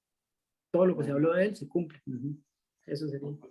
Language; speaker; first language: Spanish; native; Spanish